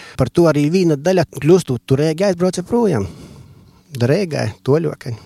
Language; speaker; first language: Latvian; native; Latvian